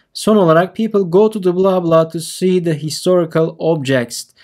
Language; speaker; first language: English; non-native, fluent; Turkish